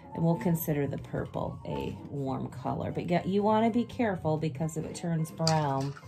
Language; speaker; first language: English; native; English